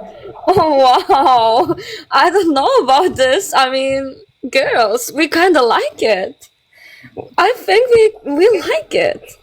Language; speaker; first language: English; non-native, learner; Lithuanian